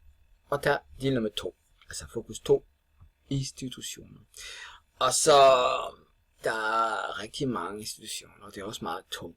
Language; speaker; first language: Danish; non-native, fluent; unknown